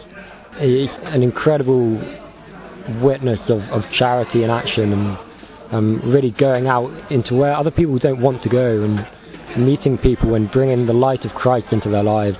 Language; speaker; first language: English; native; English